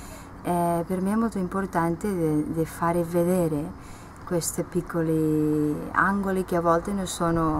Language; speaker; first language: Italian; non-native, fluent; Spanish